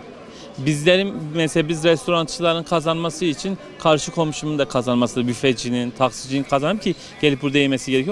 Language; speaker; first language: Turkish; native; Turkish